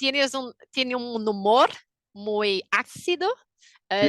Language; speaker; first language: Spanish; non-native, fluent; Portuguese